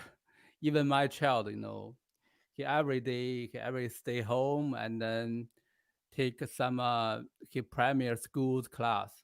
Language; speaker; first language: English; non-native, learner; Chinese